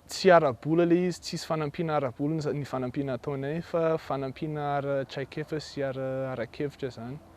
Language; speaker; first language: Malagasy; non-native, fluent; English